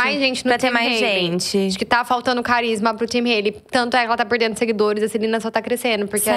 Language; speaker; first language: Portuguese; native; Portuguese